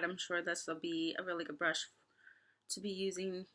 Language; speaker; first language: English; native; English